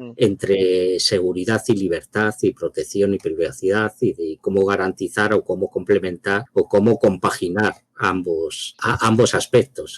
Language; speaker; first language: Spanish; native; Spanish